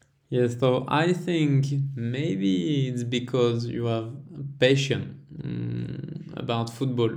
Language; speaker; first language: English; non-native, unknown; French